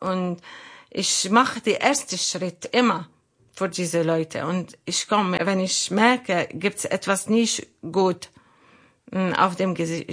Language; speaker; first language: German; non-native, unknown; Arabic